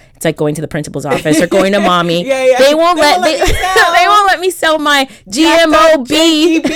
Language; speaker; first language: English; early bilingual, other home language; Haitian Creole